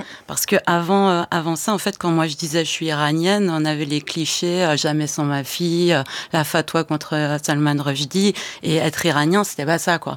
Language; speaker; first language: French; early bilingual, other home language; Persian